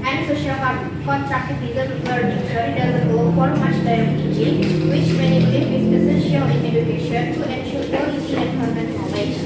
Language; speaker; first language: English; non-native, learner; Indonesian